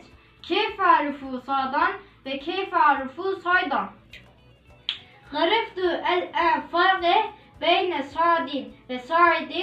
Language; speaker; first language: Arabic; non-native, learner; Turkish